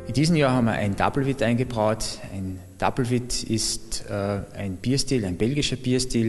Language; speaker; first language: German; native; German